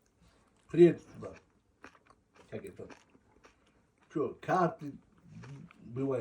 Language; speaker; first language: Russian; non-native, local second language; Uzbek